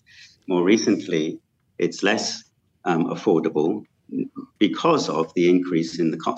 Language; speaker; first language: English; native; English